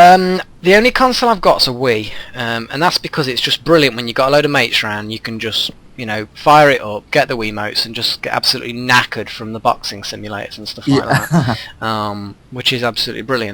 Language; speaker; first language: English; native; English